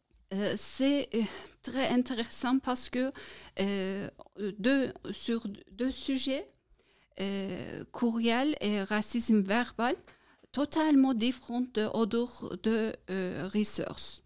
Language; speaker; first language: French; non-native, learner; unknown